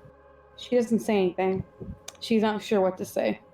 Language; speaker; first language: English; native; English